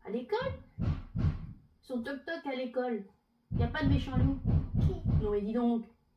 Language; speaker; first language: French; native; French